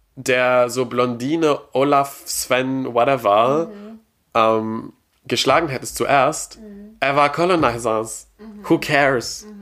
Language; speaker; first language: German; non-native, fluent; English